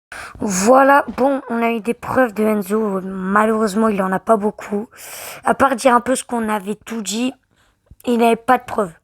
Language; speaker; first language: French; native; French